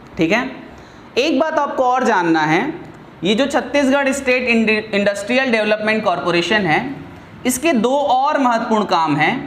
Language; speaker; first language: Hindi; native; Hindi